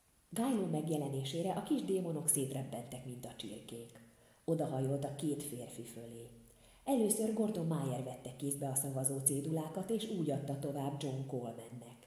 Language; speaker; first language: Hungarian; native; Hungarian